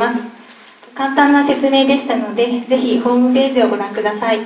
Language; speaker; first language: Japanese; native; Japanese